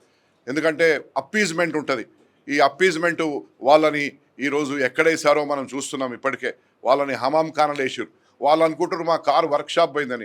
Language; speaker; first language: Telugu; native; Telugu